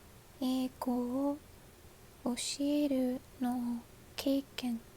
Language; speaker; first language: Japanese; non-native, learner; English